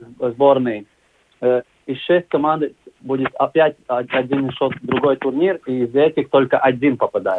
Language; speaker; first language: Russian; non-native, local second language; Latvian